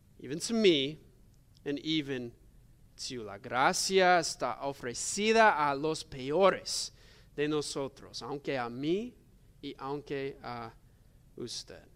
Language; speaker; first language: Spanish; non-native, learner; English